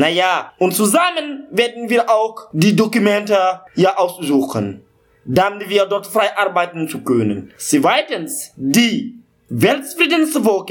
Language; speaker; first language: German; non-native, learner; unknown